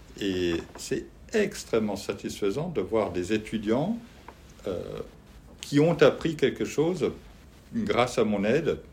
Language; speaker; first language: French; non-native, fluent; German